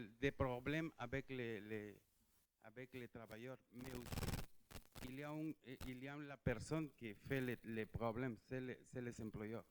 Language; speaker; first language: French; non-native, learner; Spanish